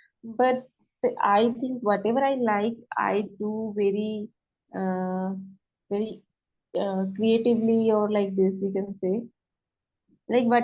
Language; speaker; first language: English; non-native, learner; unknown